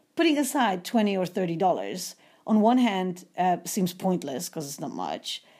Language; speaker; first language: English; non-native, fluent; Polish